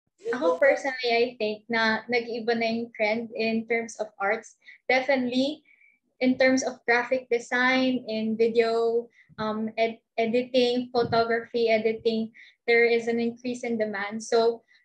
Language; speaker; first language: English; non-native, local second language; Filipino